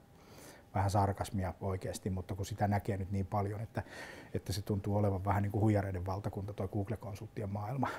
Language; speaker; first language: Finnish; native; Finnish